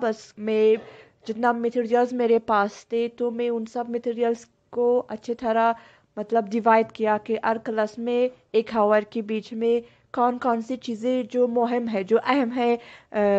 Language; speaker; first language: Hindi; non-native, fluent; Persian